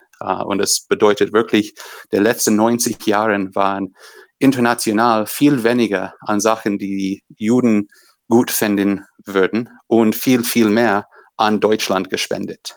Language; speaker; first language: German; non-native, fluent; English